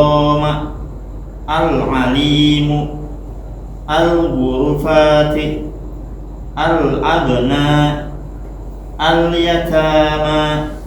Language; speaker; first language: Arabic; non-native, learner; Indonesian